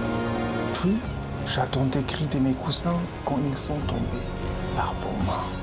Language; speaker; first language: French; non-native, fluent; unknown